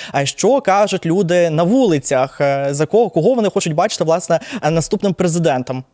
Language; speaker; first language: Ukrainian; native; Ukrainian